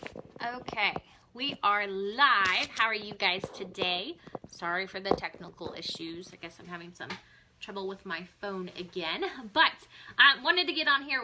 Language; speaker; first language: English; native; English